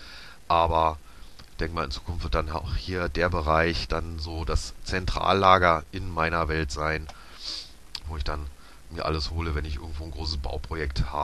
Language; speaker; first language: German; native; German